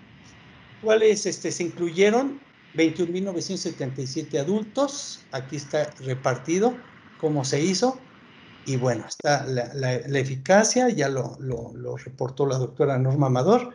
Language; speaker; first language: Spanish; native; Spanish